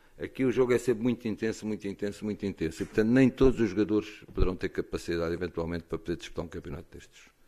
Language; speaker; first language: Portuguese; native; Portuguese